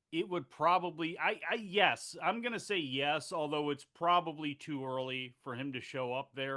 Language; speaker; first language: English; native; English